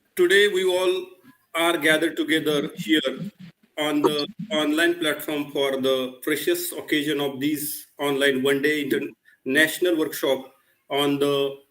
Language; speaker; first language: English; non-native, local second language; Marathi